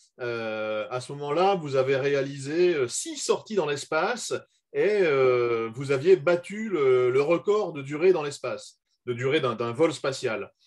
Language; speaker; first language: French; native; French